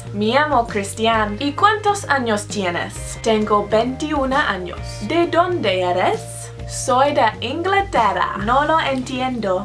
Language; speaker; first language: Spanish; non-native, learner; English